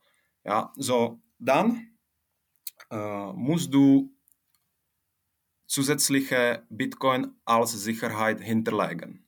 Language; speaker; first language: German; non-native, fluent; Czech